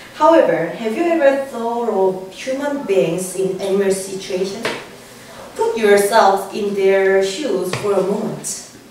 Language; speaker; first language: English; non-native, learner; Korean